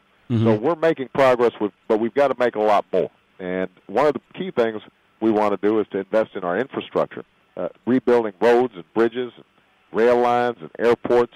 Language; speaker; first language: English; native; English